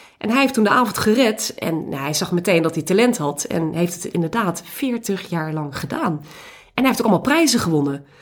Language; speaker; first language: Dutch; native; Dutch